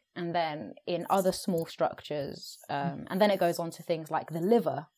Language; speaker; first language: English; native; English